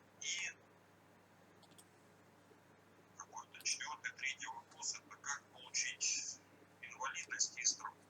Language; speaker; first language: Russian; native; Russian